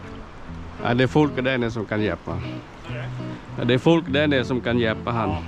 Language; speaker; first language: Swedish; non-native, fluent; Vietnamese